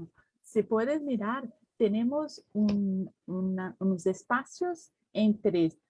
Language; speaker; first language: Spanish; non-native, learner; Portuguese